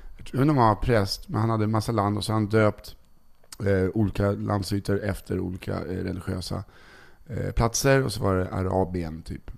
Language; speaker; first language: Swedish; native; Swedish